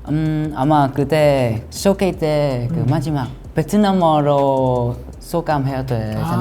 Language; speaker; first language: Korean; non-native, learner; Vietnamese